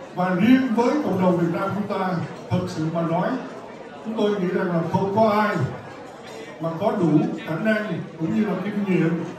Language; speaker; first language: Vietnamese; early bilingual, heritage; Vietnamese